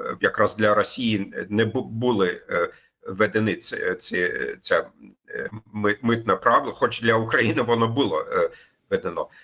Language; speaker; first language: Ukrainian; non-native, fluent; German